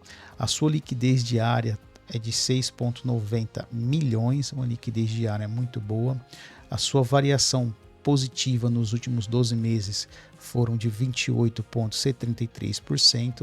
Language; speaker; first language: Portuguese; native; Portuguese